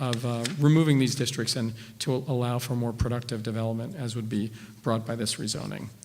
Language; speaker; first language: English; native; English